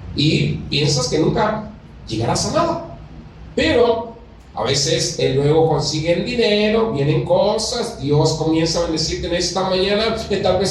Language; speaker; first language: Spanish; native; Spanish